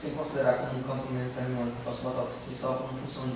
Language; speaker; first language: Portuguese; native; Portuguese